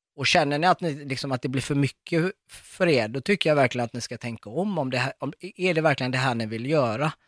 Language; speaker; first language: Swedish; early bilingual, other home language; Arabic